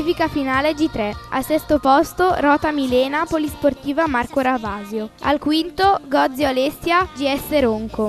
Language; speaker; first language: Italian; native; Italian